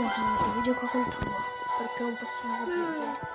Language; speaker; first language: Italian; native; Italian